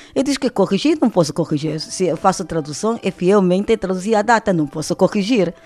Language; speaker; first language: Portuguese; non-native, fluent; Chinese